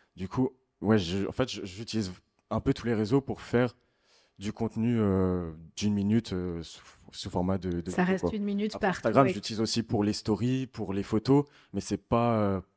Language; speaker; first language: French; native; French